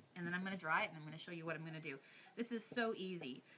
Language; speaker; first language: English; native; English